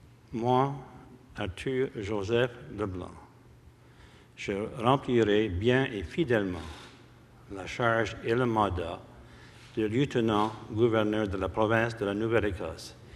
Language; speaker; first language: French; early bilingual, heritage; French